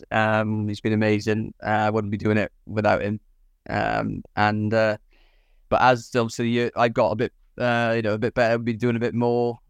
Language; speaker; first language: English; native; English